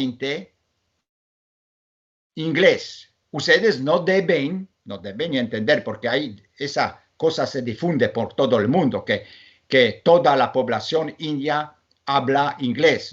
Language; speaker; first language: Spanish; non-native, fluent; Polish